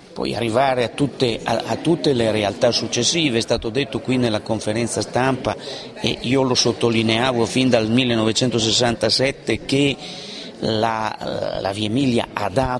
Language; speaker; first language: Italian; native; Italian